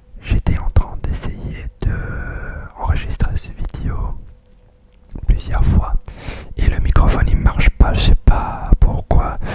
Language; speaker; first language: French; non-native, fluent; English